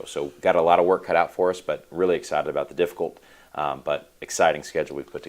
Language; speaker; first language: English; native; English